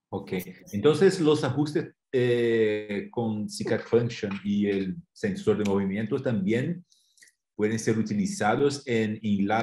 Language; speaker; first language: Spanish; non-native, fluent; Portuguese